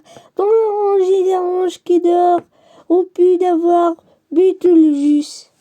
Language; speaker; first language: French; non-native, learner; Arabic